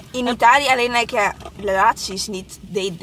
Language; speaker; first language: Dutch; non-native, learner; Italian